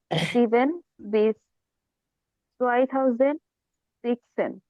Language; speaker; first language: German; non-native, learner; Bangla